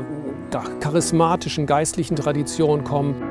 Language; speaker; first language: German; native; German